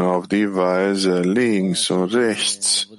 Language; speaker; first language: German; non-native, fluent; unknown